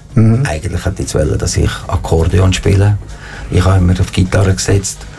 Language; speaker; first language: German; non-native, fluent; Italian